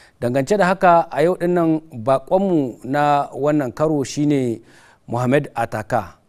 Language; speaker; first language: Hausa; native; Hausa